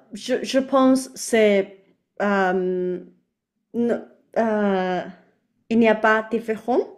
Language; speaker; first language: French; non-native, learner; Chinese